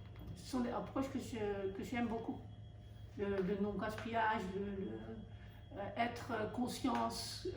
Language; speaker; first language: French; non-native, fluent; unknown